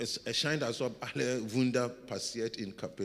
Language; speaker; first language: German; non-native, learner; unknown